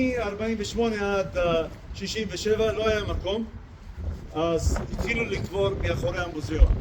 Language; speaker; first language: Hebrew; non-native, local second language; Armenian